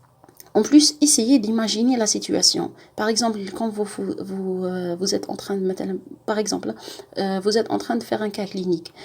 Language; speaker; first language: French; non-native, local second language; Arabic